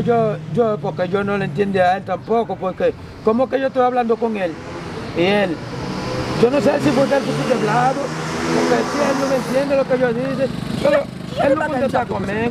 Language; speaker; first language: Spanish; non-native, learner; Haitian Creole